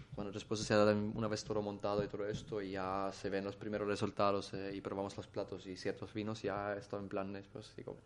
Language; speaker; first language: Spanish; non-native, fluent; German